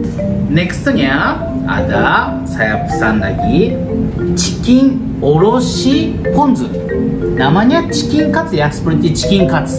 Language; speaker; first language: Indonesian; non-native, learner; Japanese